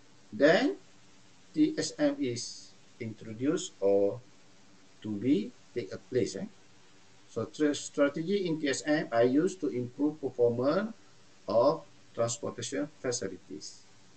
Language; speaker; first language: English; non-native, local second language; Malay